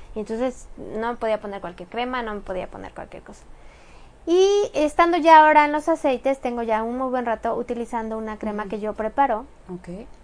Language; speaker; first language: Spanish; native; Spanish